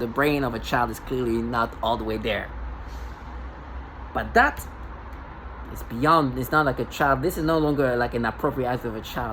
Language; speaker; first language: English; non-native, fluent; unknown